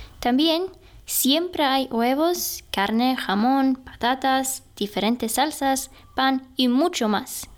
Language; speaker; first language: Spanish; non-native, learner; Swedish